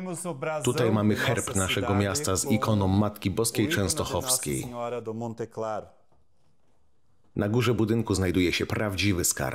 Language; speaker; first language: Polish; native; Polish